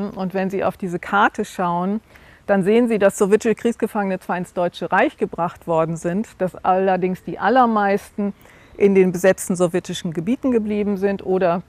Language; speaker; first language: German; native; German